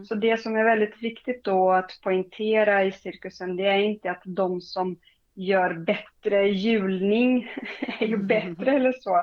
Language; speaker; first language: Swedish; non-native, fluent; Portuguese